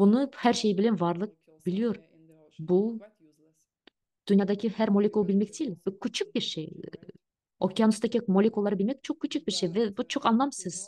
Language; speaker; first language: Turkish; non-native, fluent; Russian